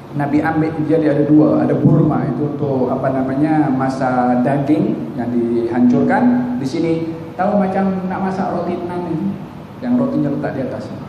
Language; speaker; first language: Malay; native; Malay